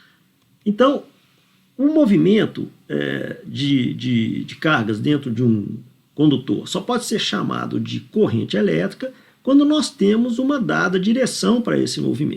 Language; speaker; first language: Portuguese; native; Portuguese